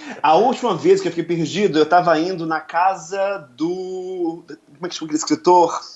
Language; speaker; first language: Portuguese; native; Portuguese